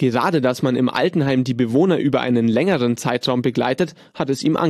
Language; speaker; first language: German; native; German